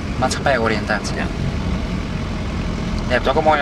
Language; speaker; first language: Dutch; early bilingual, other home language; Arabic